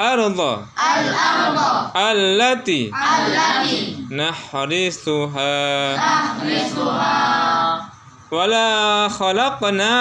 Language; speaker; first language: Arabic; non-native, fluent; Indonesian